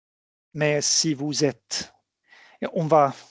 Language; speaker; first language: French; non-native, fluent; Swedish